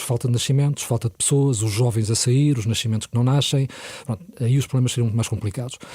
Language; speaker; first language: Portuguese; native; Portuguese